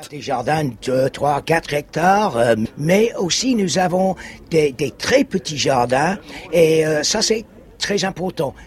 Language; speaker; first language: French; non-native, fluent; English